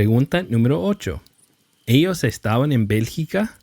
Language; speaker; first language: Spanish; non-native, fluent; English